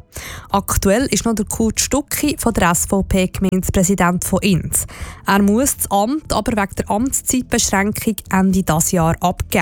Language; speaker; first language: German; native; German